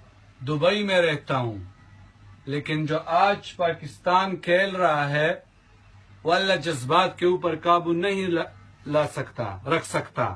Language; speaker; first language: Hindi; non-native, local second language; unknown